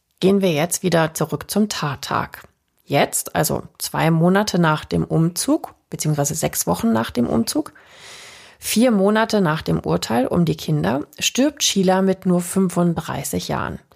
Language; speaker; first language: German; native; German